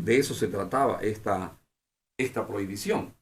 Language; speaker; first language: Spanish; native; Spanish